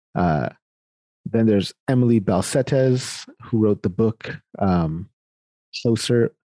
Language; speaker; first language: English; native; English